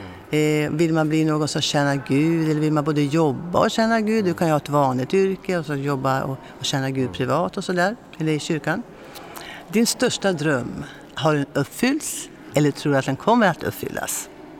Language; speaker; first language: Swedish; native; Swedish